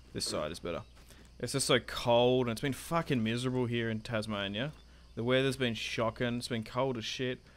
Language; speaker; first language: English; native; English